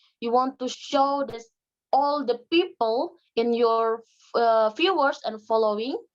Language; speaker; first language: English; non-native, learner; Indonesian